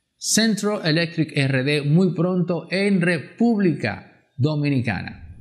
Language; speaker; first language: Spanish; native; Spanish